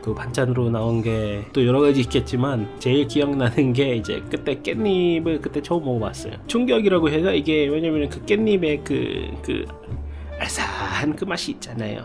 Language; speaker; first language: Korean; non-native, fluent; Malay